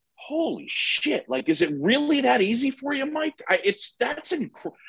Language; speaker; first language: English; native; English